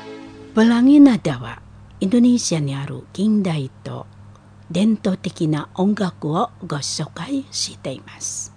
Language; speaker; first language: Japanese; non-native, fluent; Indonesian